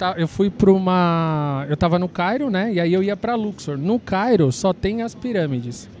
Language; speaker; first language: Portuguese; native; Portuguese